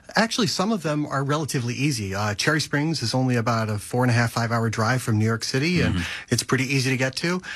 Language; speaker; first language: English; native; English